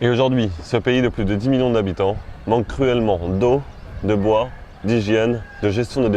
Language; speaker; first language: French; native; French